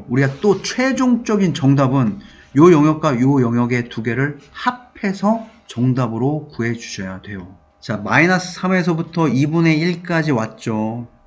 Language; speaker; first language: Korean; native; Korean